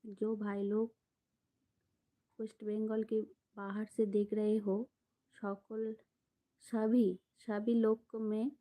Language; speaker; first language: Hindi; non-native, local second language; Bangla